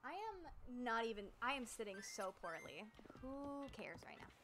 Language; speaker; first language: English; native; English